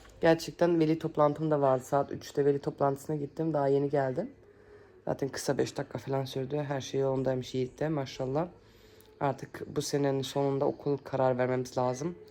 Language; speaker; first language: Turkish; early bilingual, heritage; Turkish